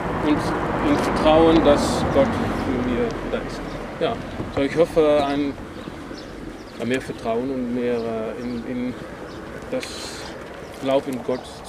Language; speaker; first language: German; non-native, learner; Dutch